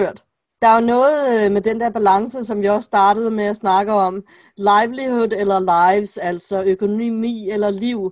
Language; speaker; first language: Danish; native; Danish